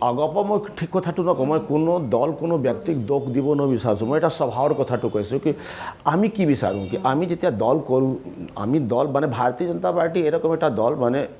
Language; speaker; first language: Assamese; non-native, local second language; Hindi